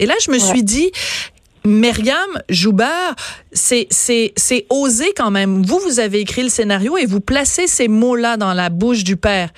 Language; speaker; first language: French; native; French